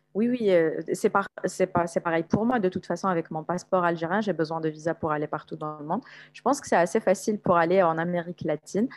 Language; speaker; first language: French; non-native, local second language; Arabic